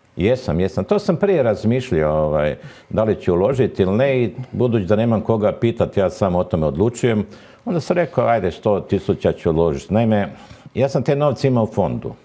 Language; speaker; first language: Croatian; native; Croatian